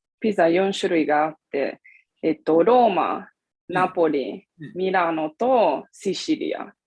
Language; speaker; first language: Japanese; non-native, fluent; Italian